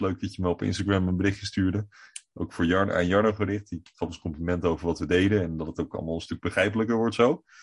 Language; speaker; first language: Dutch; native; Dutch